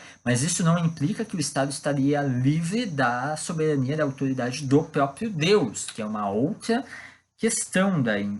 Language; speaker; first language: Portuguese; native; Portuguese